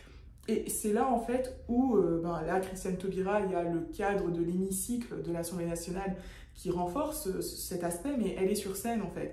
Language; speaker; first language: French; native; French